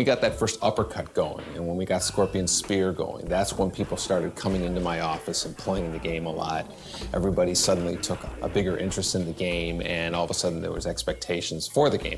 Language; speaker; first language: English; native; English